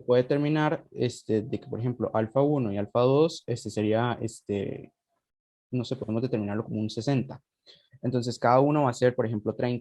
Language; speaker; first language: Spanish; native; Spanish